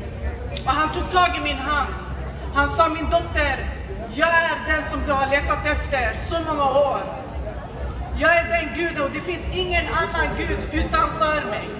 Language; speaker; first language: Swedish; non-native, fluent; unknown